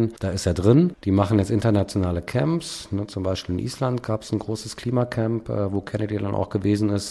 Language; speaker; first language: German; native; German